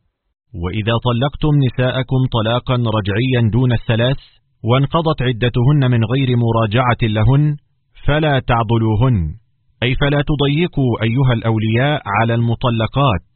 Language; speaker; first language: Arabic; native; Arabic